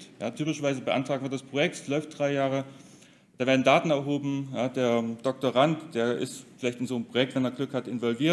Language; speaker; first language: German; native; German